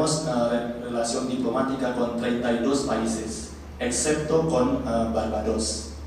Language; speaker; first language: Spanish; non-native, learner; Indonesian